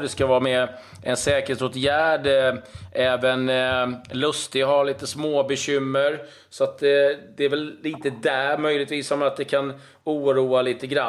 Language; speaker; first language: Swedish; native; Swedish